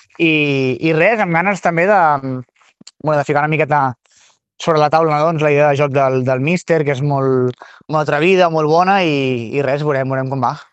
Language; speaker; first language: Catalan; native; Catalan